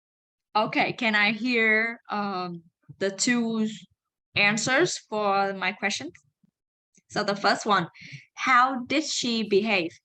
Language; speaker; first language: English; non-native, fluent; Vietnamese